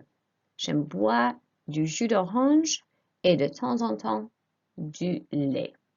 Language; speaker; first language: French; non-native, fluent; English